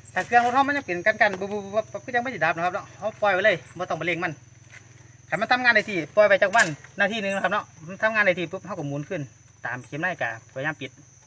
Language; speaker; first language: Thai; non-native, local second language; Northeastern Thai